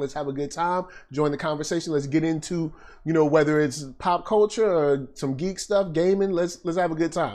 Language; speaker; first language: English; native; English